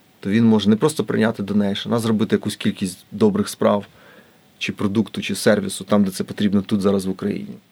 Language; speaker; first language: Ukrainian; native; Ukrainian